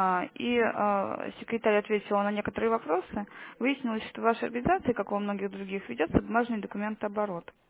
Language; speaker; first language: Russian; native; Russian